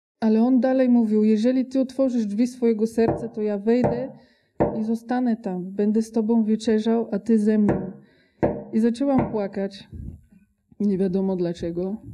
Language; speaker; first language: Polish; non-native, fluent; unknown